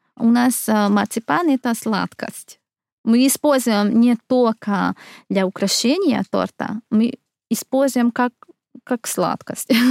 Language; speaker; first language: Russian; non-native, fluent; Hungarian